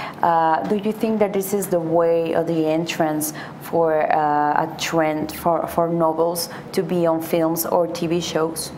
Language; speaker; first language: English; non-native, fluent; Spanish